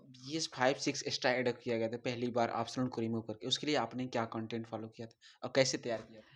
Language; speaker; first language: Hindi; native; Hindi